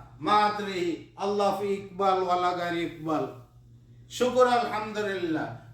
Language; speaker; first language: Arabic; non-native, learner; Bangla